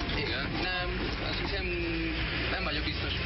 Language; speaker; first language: Hungarian; non-native, learner; Spanish